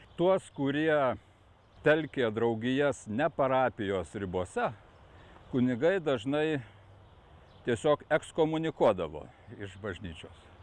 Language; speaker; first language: Lithuanian; native; Lithuanian